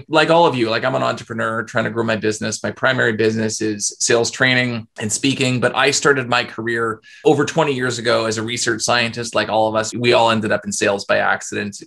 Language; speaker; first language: English; native; English